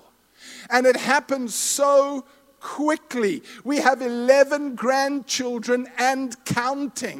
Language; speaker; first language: English; native; English